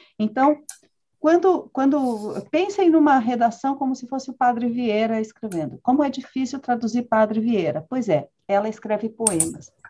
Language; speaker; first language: Portuguese; early bilingual, other home language; Spanish